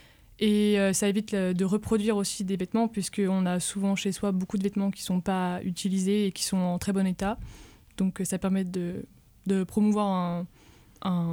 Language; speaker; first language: French; native; French